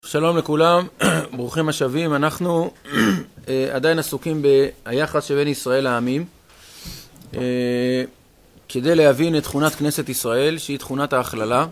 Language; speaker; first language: Hebrew; native; Hebrew